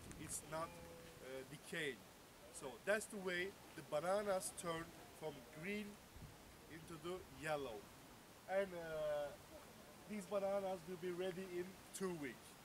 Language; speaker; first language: English; non-native, fluent; Turkish